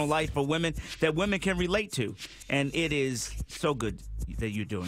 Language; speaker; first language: English; native; English